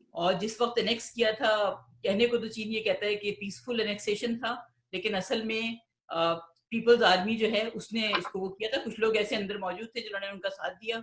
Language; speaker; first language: Urdu; native; Urdu